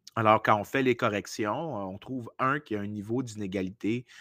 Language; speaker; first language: French; native; French